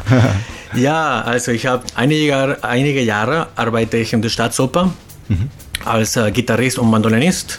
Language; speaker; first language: German; non-native, fluent; Spanish